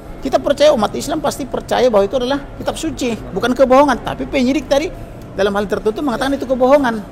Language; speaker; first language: Indonesian; non-native, local second language; Batak Toba